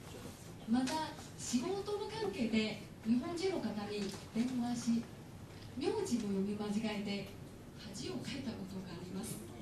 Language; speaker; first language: Japanese; non-native, fluent; Chinese